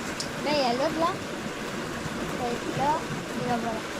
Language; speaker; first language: French; native; French